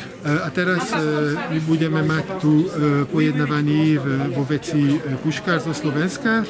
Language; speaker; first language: Slovak; non-native, fluent; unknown